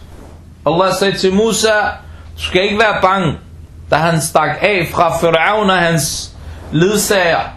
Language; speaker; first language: Danish; early bilingual, other home language; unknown